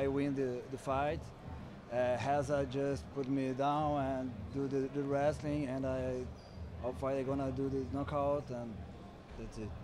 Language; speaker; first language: English; non-native, learner; Portuguese